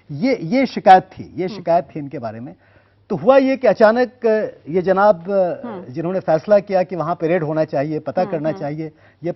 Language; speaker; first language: Hindi; native; Hindi